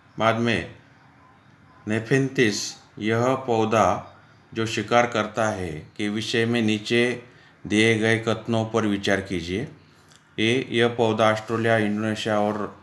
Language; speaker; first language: Hindi; non-native, local second language; Marathi